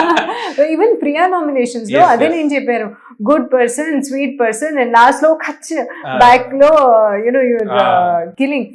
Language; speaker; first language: Telugu; non-native, local second language; Hindi